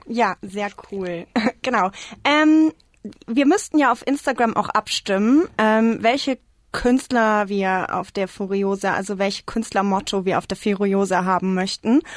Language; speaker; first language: German; native; German